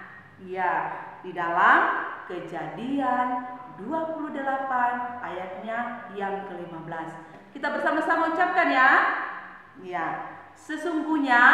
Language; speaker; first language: Indonesian; native; Indonesian